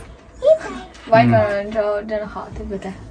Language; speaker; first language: Chinese; non-native, learner; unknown